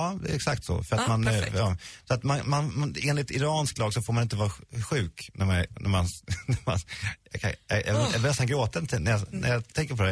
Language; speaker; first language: Swedish; native; Swedish